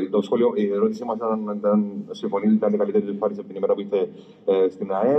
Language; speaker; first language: Greek; native; Greek